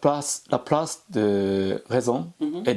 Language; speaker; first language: French; non-native, learner; Japanese